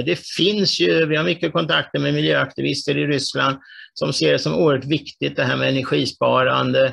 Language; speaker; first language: Swedish; native; Swedish